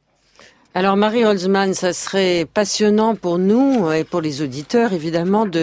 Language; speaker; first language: French; native; French